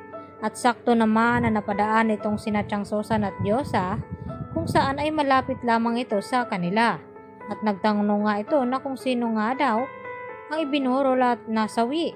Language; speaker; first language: Filipino; native; Filipino